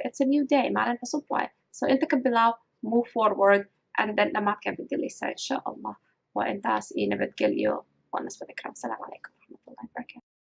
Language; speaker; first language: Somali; early bilingual, heritage; Somali